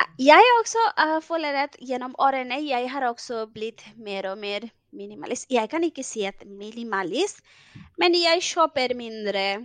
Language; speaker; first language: Norwegian; non-native, fluent; Bangla